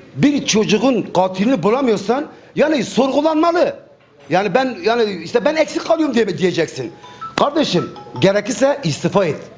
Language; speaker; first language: Turkish; native; Turkish